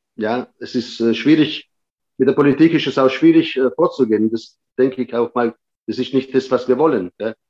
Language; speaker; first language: German; native; German